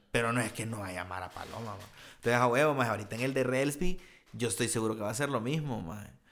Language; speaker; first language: Spanish; native; Spanish